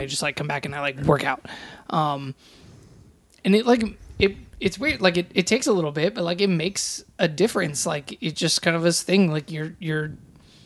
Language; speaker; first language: English; native; English